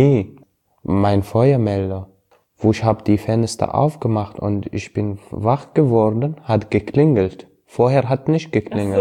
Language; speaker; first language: German; non-native, learner; Arabic